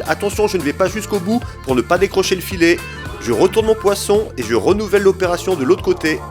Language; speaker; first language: French; native; French